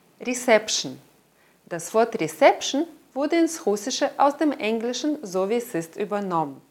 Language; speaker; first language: German; non-native, fluent; Russian